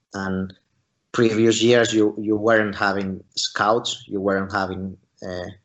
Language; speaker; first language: English; non-native, fluent; Spanish